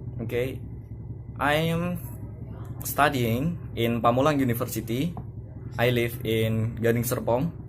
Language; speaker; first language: English; non-native, learner; Indonesian